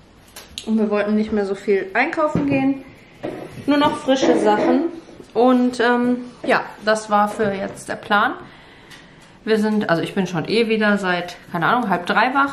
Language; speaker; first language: German; native; German